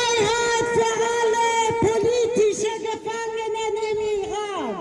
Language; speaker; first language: German; non-native, learner; Persian